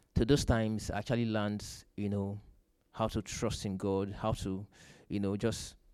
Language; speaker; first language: English; non-native, local second language; Yoruba